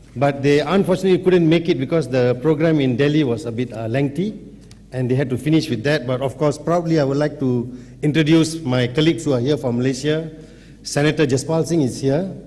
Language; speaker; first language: English; non-native, local second language; Punjabi